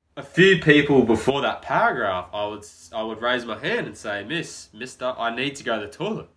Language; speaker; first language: English; native; English